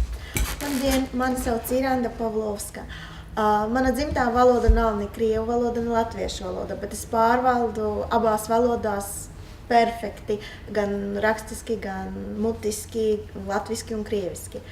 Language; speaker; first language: Latvian; non-native, local second language; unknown